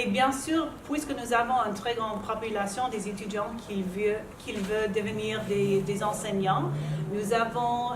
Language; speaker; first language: French; non-native, local second language; English